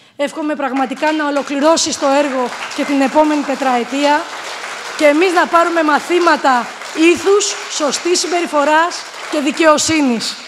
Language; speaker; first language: Greek; native; Greek